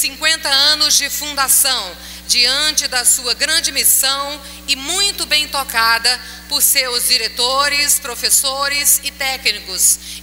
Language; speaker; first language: Portuguese; native; Portuguese